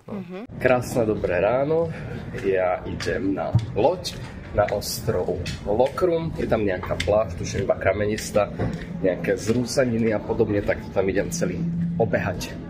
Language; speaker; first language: Slovak; native; Slovak